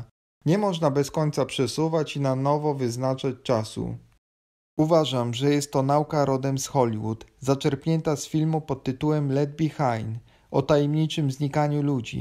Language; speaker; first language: Polish; native; Polish